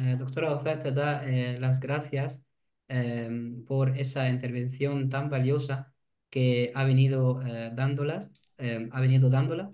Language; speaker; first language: Spanish; non-native, fluent; Arabic